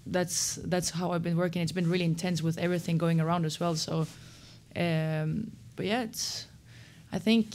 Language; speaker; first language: English; non-native, fluent; Swedish